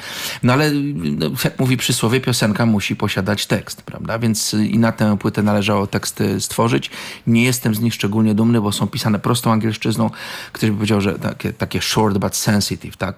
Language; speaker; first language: Polish; native; Polish